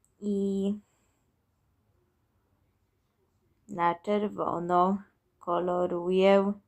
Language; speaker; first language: Polish; early bilingual, heritage; Polish